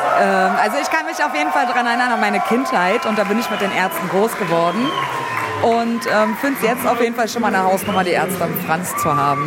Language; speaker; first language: German; native; German